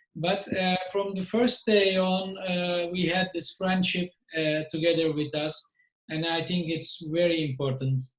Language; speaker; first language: English; non-native, fluent; Turkish